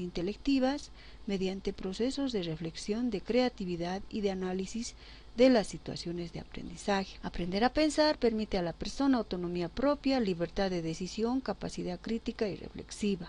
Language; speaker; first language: Spanish; native; Spanish